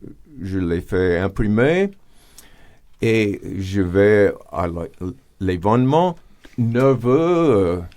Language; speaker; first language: French; non-native, fluent; English